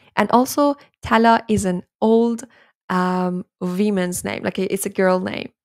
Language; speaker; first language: English; non-native, fluent; Persian